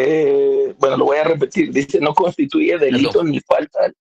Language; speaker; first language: Spanish; native; Spanish